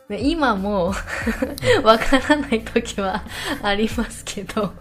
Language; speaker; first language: Japanese; native; Japanese